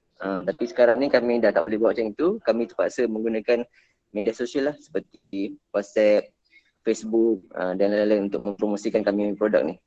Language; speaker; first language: Malay; native; Malay